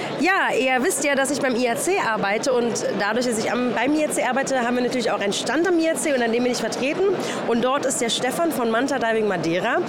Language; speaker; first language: German; native; German